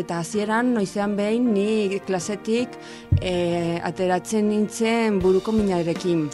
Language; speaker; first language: Basque; non-native, local second language; Spanish